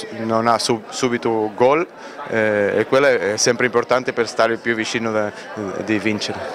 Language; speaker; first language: Italian; non-native, fluent; Portuguese